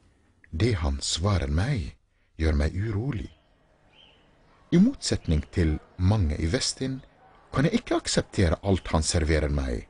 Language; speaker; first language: Norwegian; non-native, fluent; Arabic